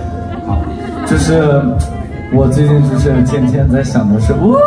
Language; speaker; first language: Chinese; non-native, fluent; Thai